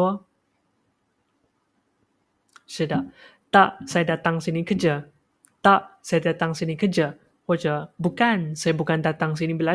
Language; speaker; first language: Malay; non-native, local second language; Chinese